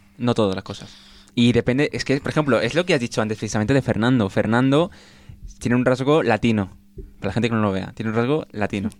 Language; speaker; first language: Spanish; early bilingual, other home language; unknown